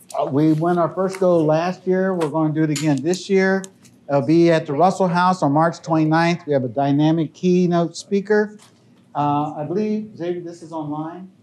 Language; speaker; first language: English; native; English